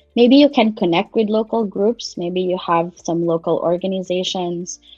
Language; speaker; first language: English; non-native, local second language; Cebuano